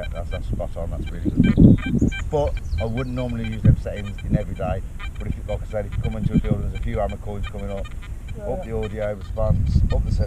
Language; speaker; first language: English; native; English